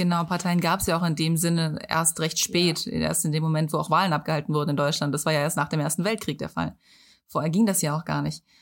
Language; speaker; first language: German; native; German